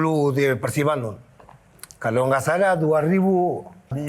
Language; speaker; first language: Indonesian; non-native, fluent; Spanish